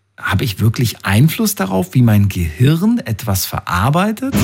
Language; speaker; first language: German; native; German